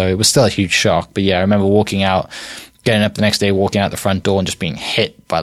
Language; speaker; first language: English; native; English